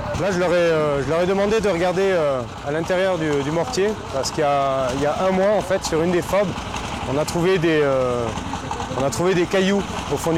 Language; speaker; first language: French; native; French